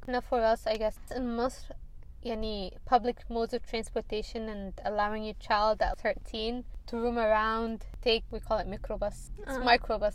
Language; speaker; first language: English; early bilingual, other home language; Arabic